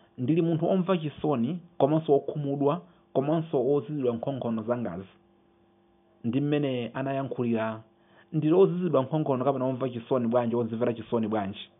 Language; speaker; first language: Nyanja; non-native, local second language; Yao